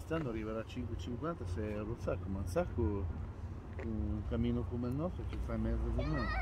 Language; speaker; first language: Italian; native; Italian